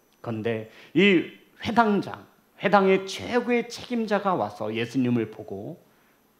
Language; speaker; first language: Korean; native; Korean